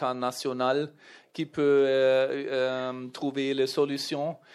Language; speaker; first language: French; non-native, learner; German